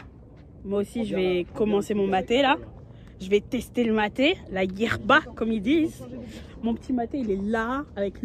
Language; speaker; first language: French; native; French